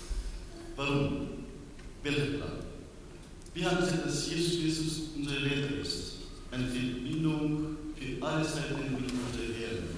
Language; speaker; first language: German; non-native, learner; Persian